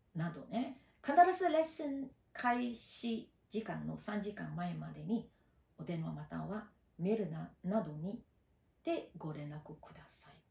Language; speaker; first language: Japanese; non-native, fluent; Chinese